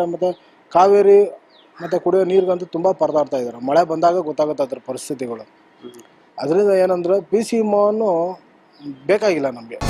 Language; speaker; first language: Kannada; native; Kannada